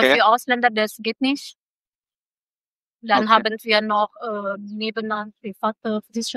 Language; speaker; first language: German; non-native, local second language; Indonesian